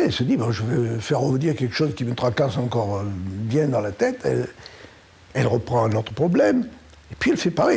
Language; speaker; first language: French; native; French